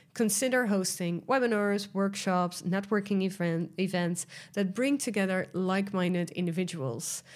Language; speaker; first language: English; non-native, fluent; Dutch